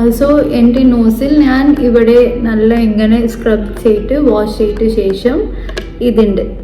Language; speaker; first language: Malayalam; non-native, fluent; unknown